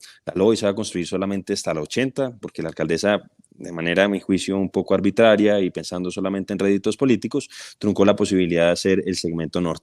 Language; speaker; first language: Spanish; native; Spanish